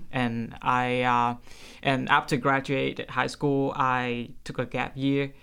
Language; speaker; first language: English; non-native, fluent; Vietnamese